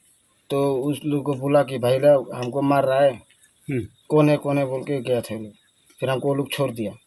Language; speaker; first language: Hindi; non-native, local second language; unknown